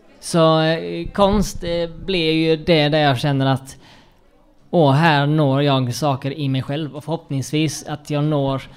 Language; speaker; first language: Swedish; native; Swedish